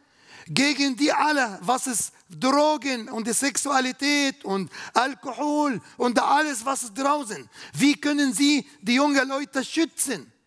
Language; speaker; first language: German; non-native, learner; Arabic